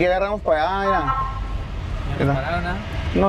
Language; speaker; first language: Spanish; native; Spanish